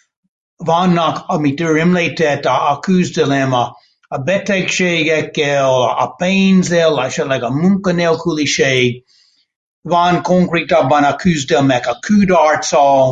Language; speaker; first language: Hungarian; non-native, fluent; English